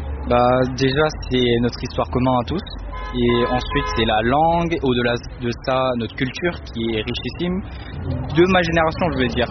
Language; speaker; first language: French; non-native, fluent; Tibetan